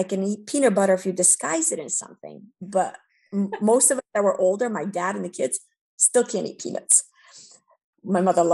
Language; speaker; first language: English; early bilingual, other home language; Romanian